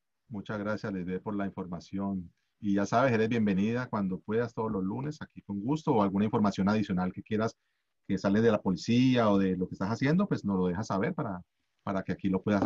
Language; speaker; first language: Spanish; native; Spanish